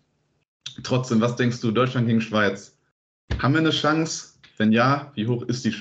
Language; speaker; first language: German; native; German